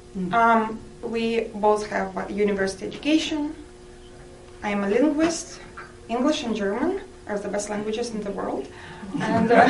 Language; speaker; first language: English; non-native, fluent; Russian